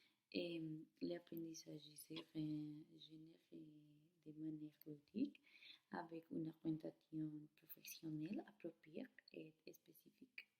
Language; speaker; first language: French; non-native, learner; Spanish